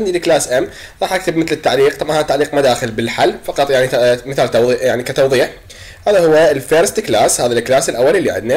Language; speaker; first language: Arabic; native; Arabic